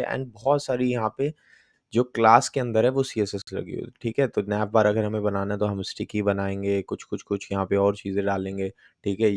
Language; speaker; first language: Hindi; native; Hindi